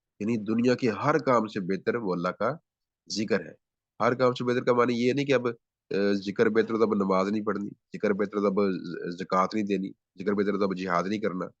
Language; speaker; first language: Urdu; non-native, local second language; Punjabi